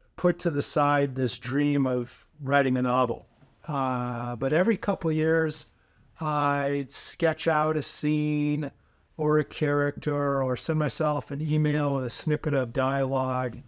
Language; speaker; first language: English; native; English